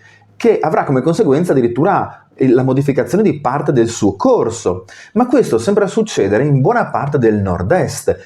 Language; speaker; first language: Italian; native; Italian